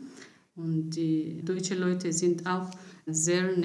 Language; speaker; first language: German; non-native, learner; Persian